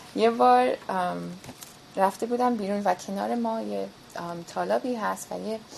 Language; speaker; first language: Persian; early bilingual, heritage; Persian